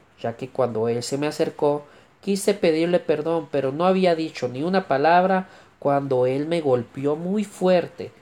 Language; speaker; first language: Spanish; native; Spanish